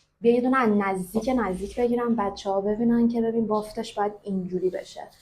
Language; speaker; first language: Persian; native; Persian